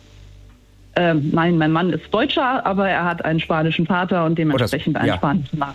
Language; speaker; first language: German; native; German